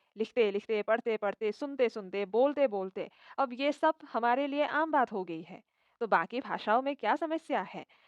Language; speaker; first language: Hindi; non-native, local second language; Assamese